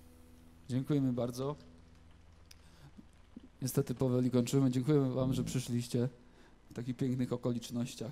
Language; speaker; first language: Polish; native; Polish